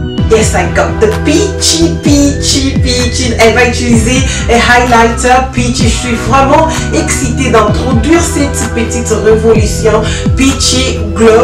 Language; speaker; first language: French; non-native, local second language; Lingala